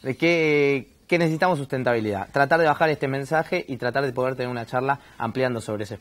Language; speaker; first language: Spanish; native; Spanish